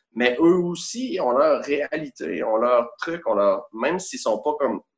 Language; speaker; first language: French; native; French